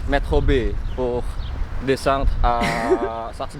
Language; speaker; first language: French; non-native, learner; Indonesian